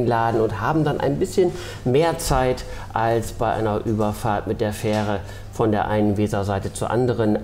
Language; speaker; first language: German; native; German